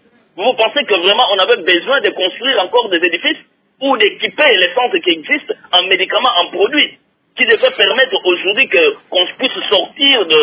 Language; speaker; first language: French; non-native, local second language; Lingala